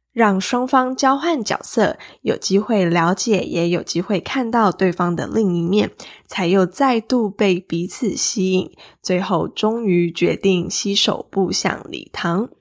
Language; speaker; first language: Chinese; native; Chinese